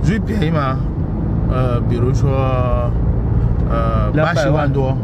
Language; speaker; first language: Chinese; non-native, fluent; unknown